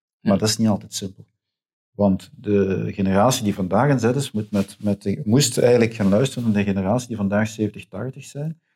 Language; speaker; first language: Dutch; native; Dutch